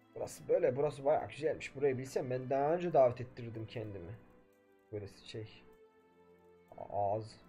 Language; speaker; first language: Turkish; native; Turkish